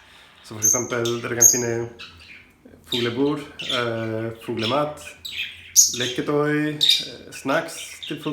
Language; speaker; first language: Norwegian; non-native, learner; Spanish